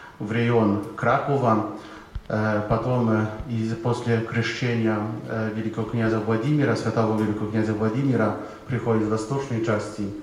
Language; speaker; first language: Russian; non-native, fluent; Polish